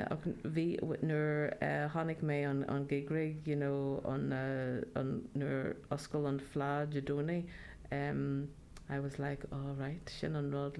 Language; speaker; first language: Irish; non-native, learner; Welsh